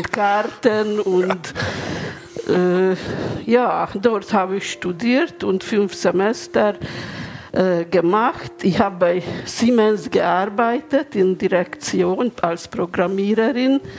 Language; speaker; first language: German; non-native, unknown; Hungarian